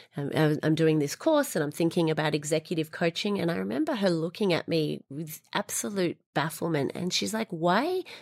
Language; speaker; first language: English; native; English